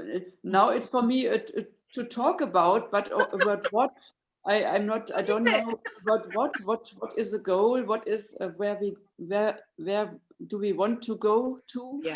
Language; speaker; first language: English; non-native, fluent; German